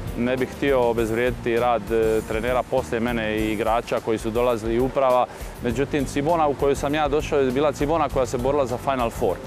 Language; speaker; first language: Croatian; native; Croatian